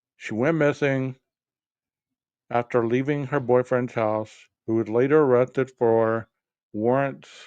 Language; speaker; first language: English; native; English